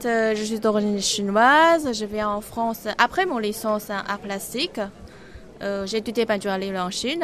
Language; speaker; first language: French; non-native, learner; Chinese